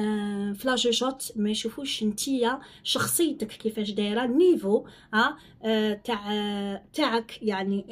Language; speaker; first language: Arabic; native; Arabic